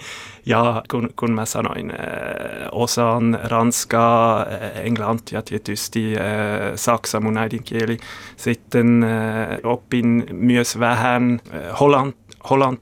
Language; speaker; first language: Finnish; non-native, learner; German